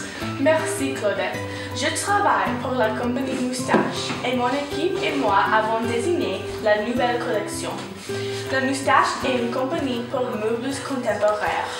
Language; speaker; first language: French; non-native, learner; English